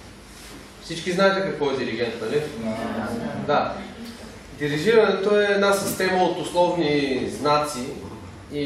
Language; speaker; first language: Bulgarian; native; Bulgarian